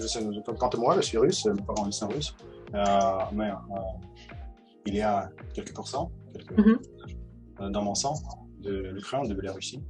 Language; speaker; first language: French; non-native, learner; Russian